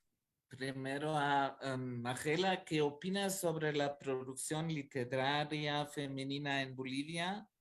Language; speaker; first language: Spanish; non-native, fluent; German